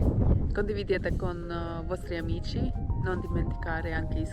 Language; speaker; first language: Italian; non-native, learner; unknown